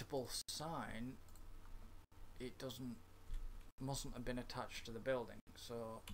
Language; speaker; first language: English; native; English